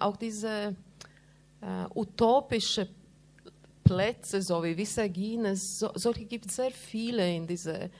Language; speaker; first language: German; non-native, learner; Latvian